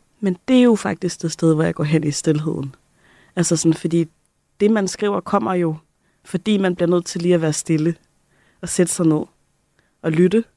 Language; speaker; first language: Danish; native; Danish